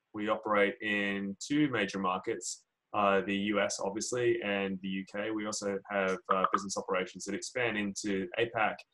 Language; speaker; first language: English; native; English